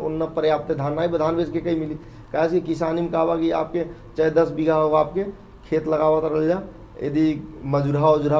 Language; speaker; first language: Bhojpuri; non-native, local second language; Dangaura Tharu